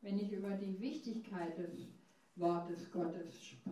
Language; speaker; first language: German; non-native, fluent; English